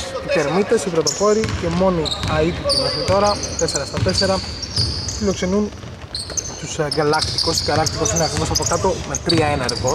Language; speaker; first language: Greek; native; Greek